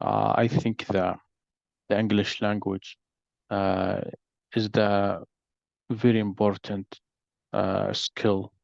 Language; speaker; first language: English; non-native, learner; Arabic